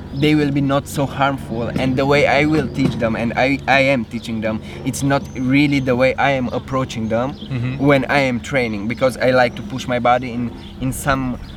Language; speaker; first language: English; non-native, fluent; Romanian